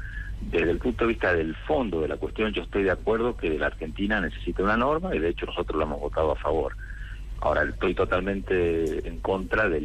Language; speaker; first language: Spanish; native; Spanish